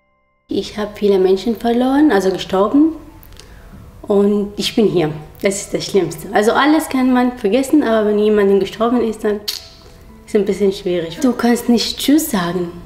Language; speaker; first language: German; non-native, fluent; Arabic